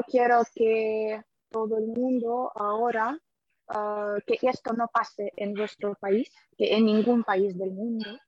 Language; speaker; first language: Spanish; non-native, fluent; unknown